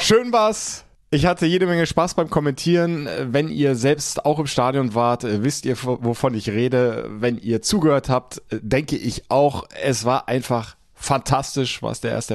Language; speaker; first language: German; native; German